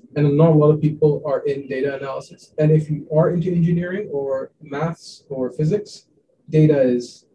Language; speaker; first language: English; non-native, local second language; Hindi